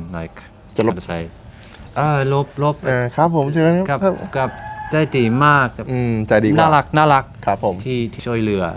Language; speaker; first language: Thai; non-native, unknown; English